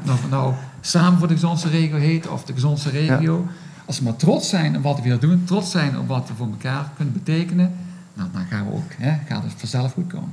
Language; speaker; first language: Dutch; native; Dutch